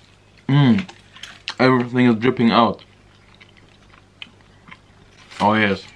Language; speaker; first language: English; non-native, learner; Bosnian